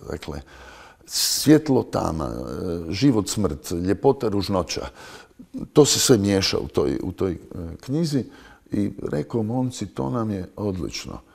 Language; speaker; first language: Croatian; native; Croatian